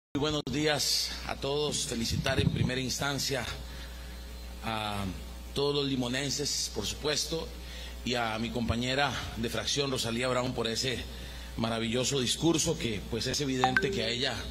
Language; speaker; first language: Spanish; native; Spanish